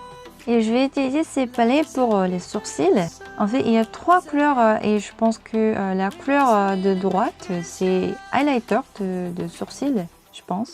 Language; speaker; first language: French; non-native, learner; Korean